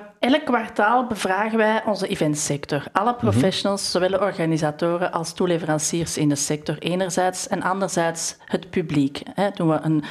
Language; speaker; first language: Dutch; native; Dutch